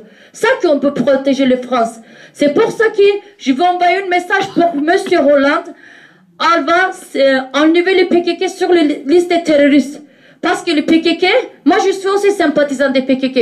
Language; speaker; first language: French; non-native, learner; Kurdish